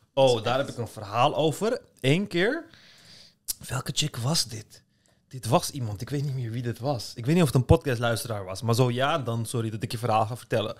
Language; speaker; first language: Dutch; early bilingual, other home language; Turkish